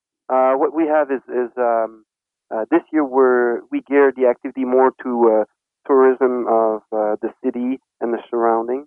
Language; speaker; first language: English; non-native, fluent; French